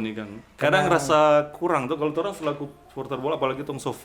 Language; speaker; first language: Indonesian; non-native, local second language; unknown